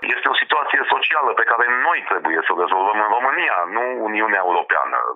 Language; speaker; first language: Romanian; non-native, local second language; Hungarian